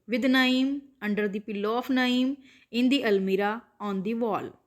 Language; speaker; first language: English; non-native, local second language; Punjabi